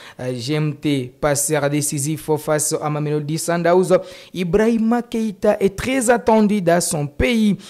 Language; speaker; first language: French; non-native, local second language; Swahili